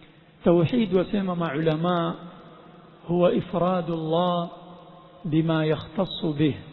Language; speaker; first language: Arabic; non-native, fluent; Swahili